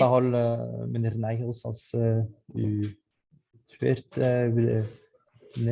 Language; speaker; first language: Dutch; non-native, learner; French